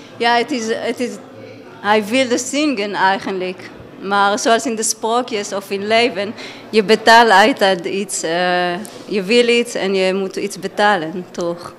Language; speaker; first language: Dutch; non-native, fluent; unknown